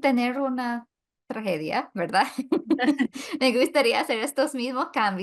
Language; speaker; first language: Spanish; non-native, fluent; English